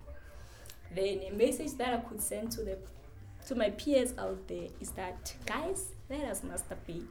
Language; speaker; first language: English; non-native, local second language; Northern Sotho